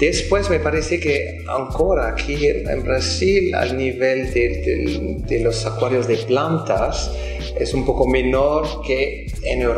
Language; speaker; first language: Spanish; non-native, fluent; French